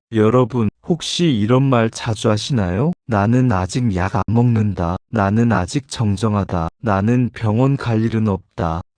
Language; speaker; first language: Korean; native; Korean